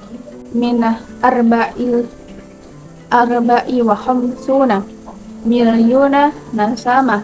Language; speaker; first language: Arabic; non-native, learner; Indonesian